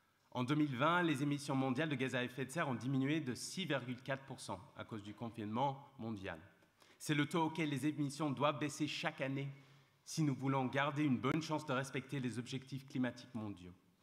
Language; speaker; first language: French; non-native, fluent; English